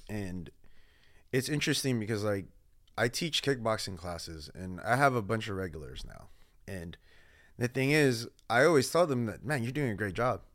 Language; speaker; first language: English; early bilingual, other home language; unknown